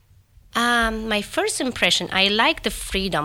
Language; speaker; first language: English; non-native, fluent; Polish